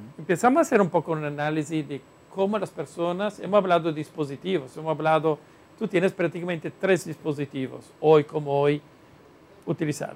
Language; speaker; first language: Spanish; non-native, fluent; Italian